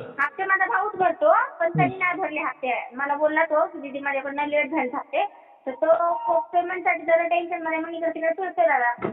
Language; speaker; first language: Marathi; native; Marathi